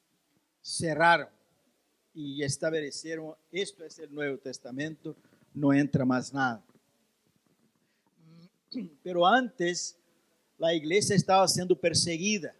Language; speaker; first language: Spanish; non-native, learner; Portuguese